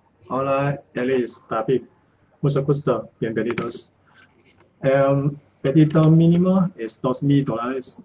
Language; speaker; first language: Spanish; non-native, learner; Chinese